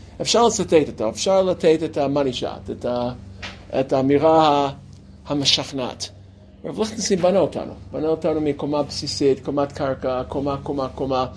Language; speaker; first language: Hebrew; non-native, fluent; English